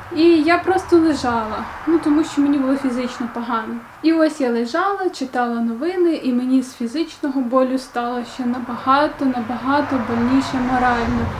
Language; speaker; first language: Ukrainian; native; Ukrainian